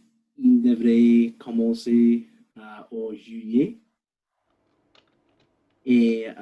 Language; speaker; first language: French; non-native, learner; English